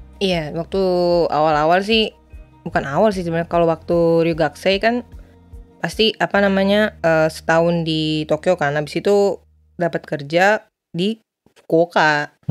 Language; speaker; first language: Indonesian; native; Indonesian